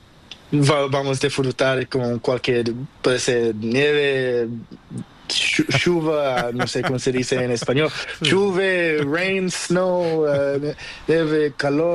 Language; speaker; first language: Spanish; non-native, learner; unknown